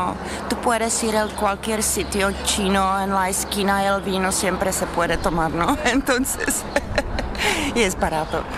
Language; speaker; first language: Spanish; non-native, learner; Czech